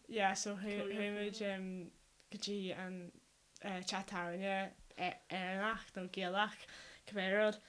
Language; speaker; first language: Irish; non-native, local second language; English